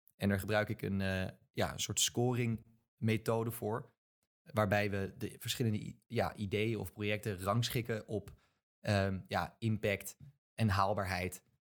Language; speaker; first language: Dutch; native; Dutch